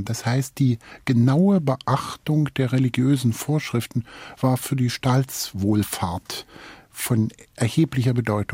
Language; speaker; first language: German; native; German